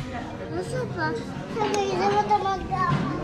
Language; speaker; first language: French; early bilingual, heritage; French